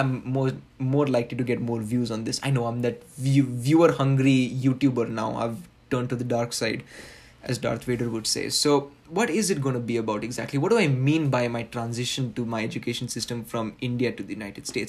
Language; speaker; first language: English; non-native, local second language; Marathi